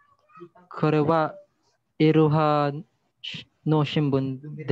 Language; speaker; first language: Japanese; non-native, learner; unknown